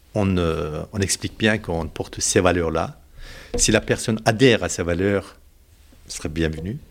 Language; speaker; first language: French; non-native, fluent; Turkish